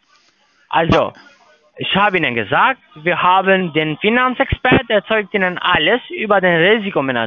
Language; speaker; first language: German; non-native, learner; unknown